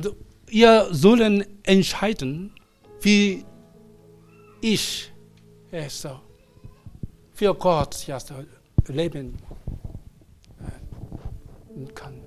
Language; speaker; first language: German; non-native, learner; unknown